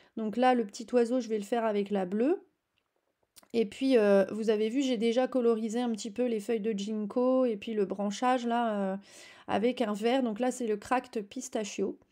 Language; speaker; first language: French; native; French